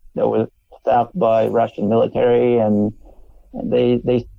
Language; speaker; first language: English; non-native, fluent; Polish